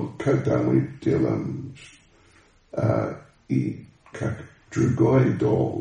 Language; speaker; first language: Russian; non-native, learner; English